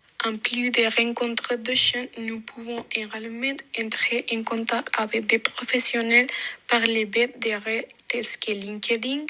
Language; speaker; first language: French; non-native, fluent; Spanish